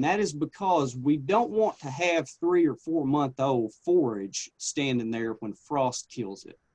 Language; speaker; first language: English; native; English